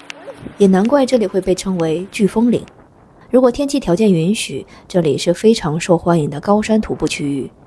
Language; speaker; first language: Chinese; native; Chinese